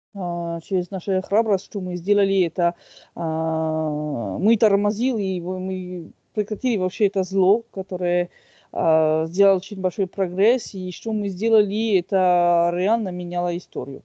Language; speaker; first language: Russian; non-native, fluent; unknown